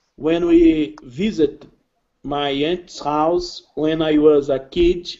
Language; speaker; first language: English; non-native, learner; Portuguese